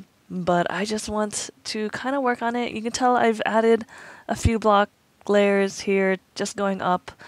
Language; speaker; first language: English; native; English